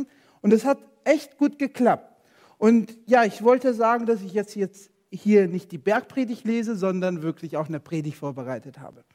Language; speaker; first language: German; non-native, fluent; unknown